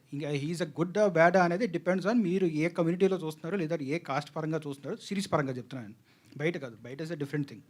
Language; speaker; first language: Telugu; native; Telugu